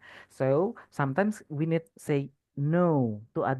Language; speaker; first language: English; non-native, fluent; Indonesian